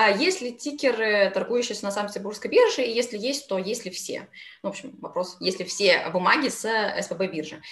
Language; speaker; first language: Russian; native; Russian